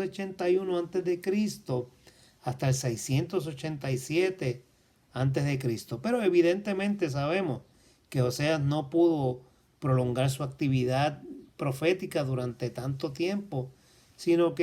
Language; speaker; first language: Spanish; native; Spanish